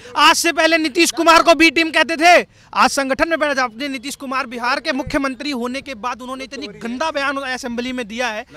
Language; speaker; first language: Hindi; native; Hindi